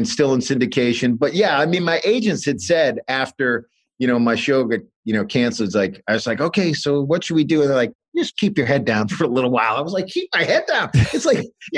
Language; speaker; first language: English; native; English